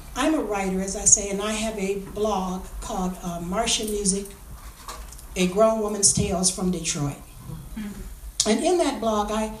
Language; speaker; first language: English; native; English